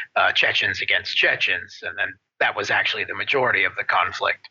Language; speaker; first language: English; native; English